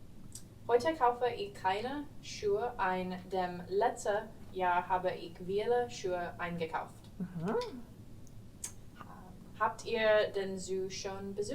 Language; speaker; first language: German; non-native, learner; English